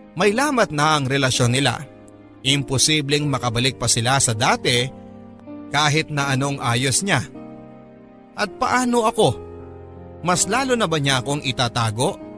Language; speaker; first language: Filipino; native; Filipino